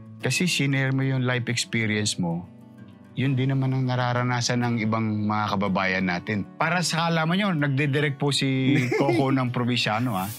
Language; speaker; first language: Filipino; native; Filipino